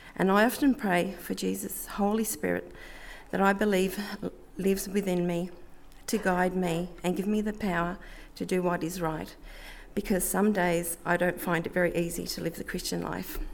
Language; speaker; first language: English; native; English